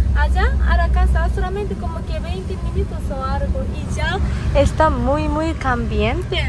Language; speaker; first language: Spanish; non-native, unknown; Japanese